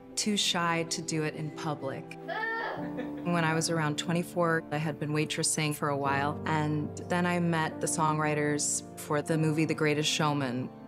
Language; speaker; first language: English; native; English